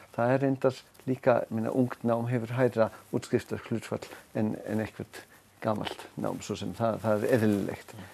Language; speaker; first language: Icelandic; non-native, fluent; German